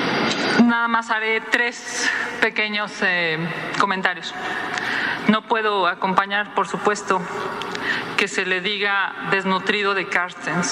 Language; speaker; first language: Spanish; native; Spanish